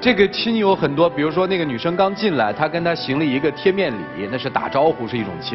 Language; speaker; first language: Chinese; native; Chinese